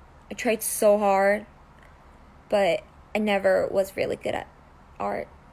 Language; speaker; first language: English; early bilingual, other home language; Korean